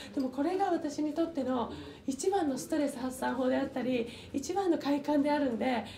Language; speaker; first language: Japanese; native; Japanese